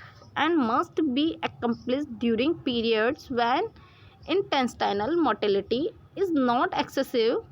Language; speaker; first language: English; non-native, local second language; Hindi